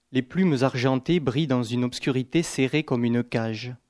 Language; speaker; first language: French; native; French